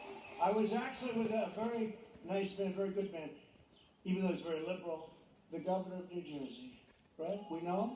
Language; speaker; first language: English; native; English